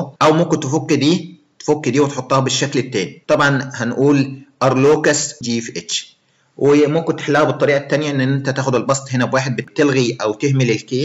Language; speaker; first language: Arabic; native; Arabic